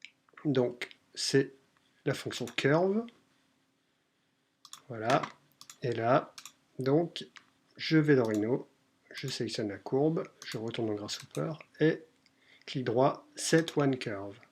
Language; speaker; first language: French; native; French